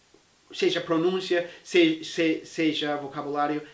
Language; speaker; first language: Portuguese; non-native, fluent; English